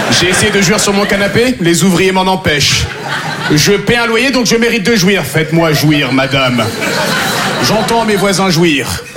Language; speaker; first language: French; native; French